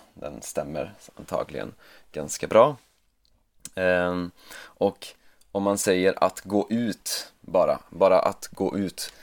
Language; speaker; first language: Swedish; native; Swedish